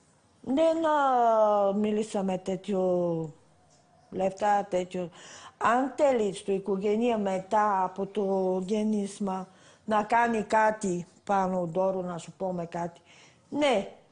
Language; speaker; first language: Greek; non-native, learner; Bulgarian